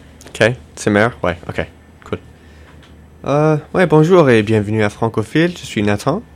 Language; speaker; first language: French; non-native, local second language; English